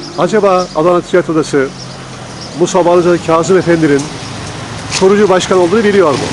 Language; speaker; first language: Turkish; native; Turkish